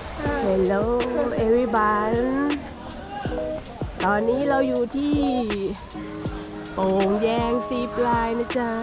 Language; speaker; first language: Thai; native; Thai